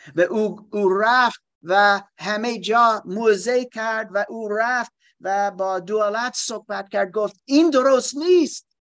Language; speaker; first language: Persian; non-native, learner; German